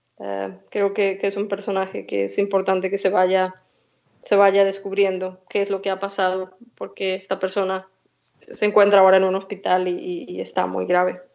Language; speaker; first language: Spanish; native; Spanish